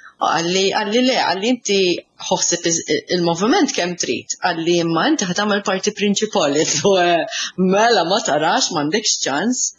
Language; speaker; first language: Maltese; early bilingual, other home language; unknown